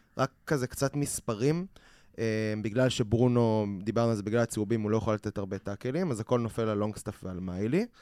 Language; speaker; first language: Hebrew; native; Hebrew